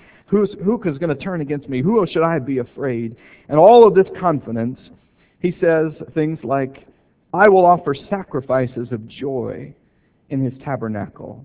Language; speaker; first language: English; native; English